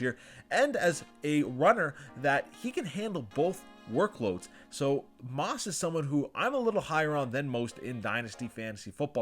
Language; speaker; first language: English; native; English